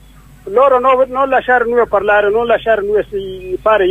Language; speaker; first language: Italian; non-native, learner; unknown